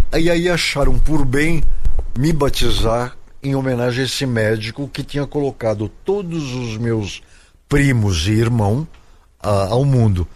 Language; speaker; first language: Portuguese; native; Portuguese